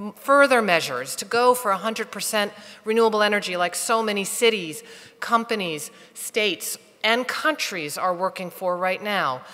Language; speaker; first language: English; native; English